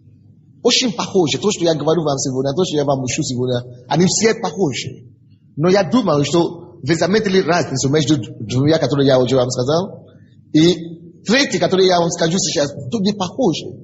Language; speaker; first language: Russian; non-native, fluent; Yoruba